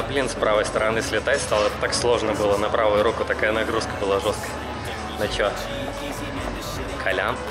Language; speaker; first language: Russian; native; Russian